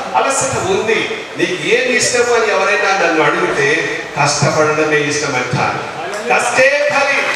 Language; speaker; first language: Telugu; non-native, local second language; Lambadi